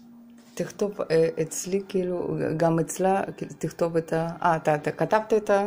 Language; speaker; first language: Hebrew; non-native, fluent; Russian